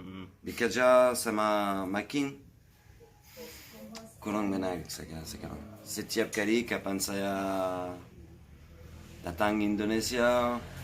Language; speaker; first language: Indonesian; non-native, learner; French